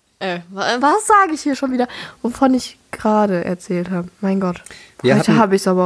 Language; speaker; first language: German; native; German